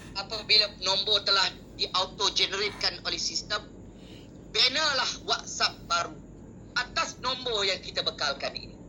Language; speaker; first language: Malay; native; Malay